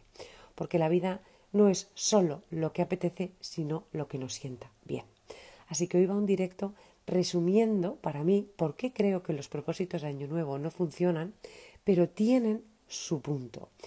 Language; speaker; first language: Spanish; native; Spanish